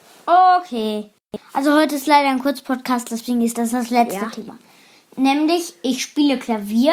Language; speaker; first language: German; native; German